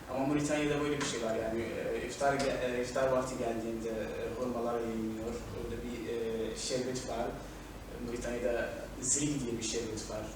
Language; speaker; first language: Turkish; non-native, fluent; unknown